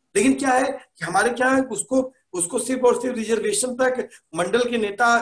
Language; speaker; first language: Hindi; native; Hindi